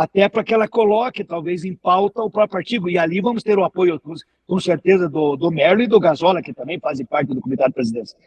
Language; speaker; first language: Portuguese; native; Portuguese